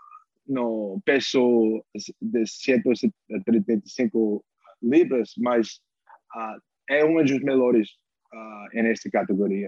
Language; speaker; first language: Portuguese; non-native, fluent; English